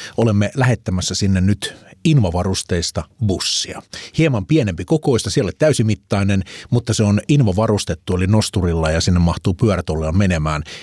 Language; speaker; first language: Finnish; native; Finnish